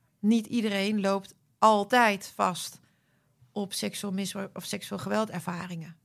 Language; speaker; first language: Dutch; early bilingual, other home language; Croatian